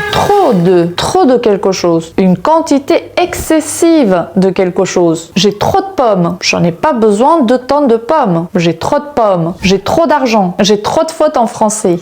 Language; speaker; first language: French; non-native, fluent; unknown